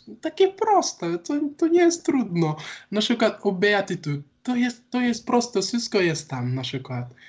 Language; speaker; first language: Polish; non-native, learner; Wolof